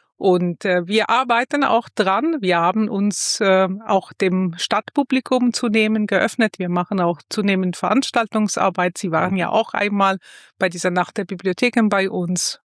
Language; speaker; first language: German; non-native, fluent; Italian